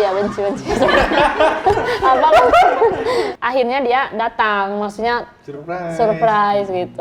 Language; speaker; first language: Indonesian; non-native, fluent; Spanish